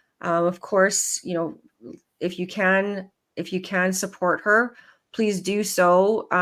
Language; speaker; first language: English; native; English